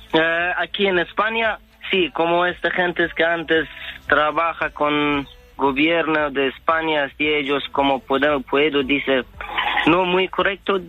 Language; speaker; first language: Spanish; non-native, learner; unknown